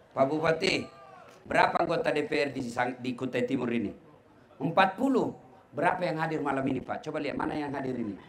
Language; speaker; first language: Indonesian; non-native, local second language; Buginese